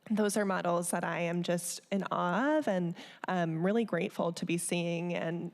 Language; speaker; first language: English; native; English